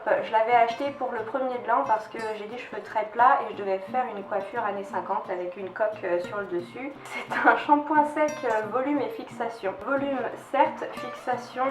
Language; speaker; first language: French; native; French